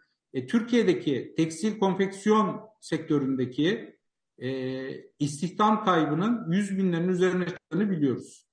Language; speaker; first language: Turkish; native; Turkish